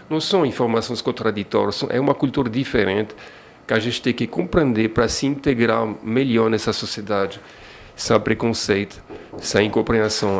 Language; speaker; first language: Portuguese; non-native, fluent; French